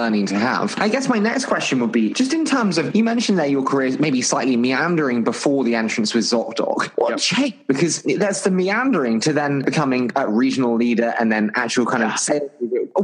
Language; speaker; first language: English; native; English